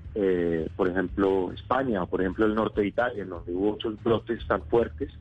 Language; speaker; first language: Spanish; native; Spanish